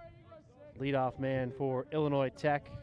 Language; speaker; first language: English; native; English